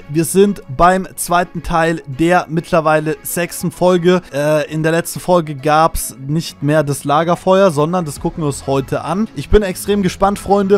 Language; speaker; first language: German; native; German